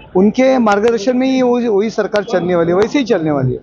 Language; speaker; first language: Hindi; non-native, local second language; Marathi